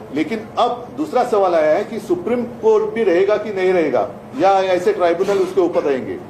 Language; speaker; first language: Hindi; non-native, local second language; Marathi